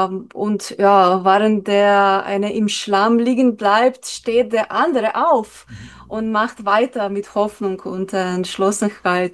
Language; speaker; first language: German; non-native, learner; Slovenian